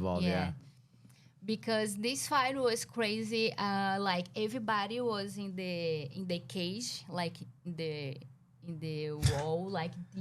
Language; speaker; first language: English; non-native, learner; Portuguese